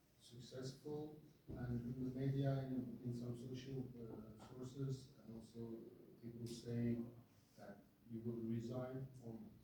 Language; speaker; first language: English; non-native, learner; Turkish